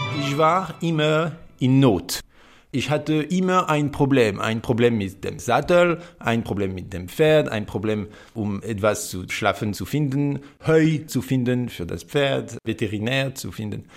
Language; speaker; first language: German; non-native, learner; French